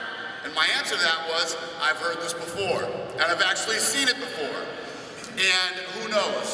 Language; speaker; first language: English; native; English